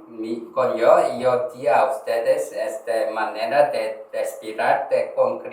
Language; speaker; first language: Spanish; non-native, learner; Korean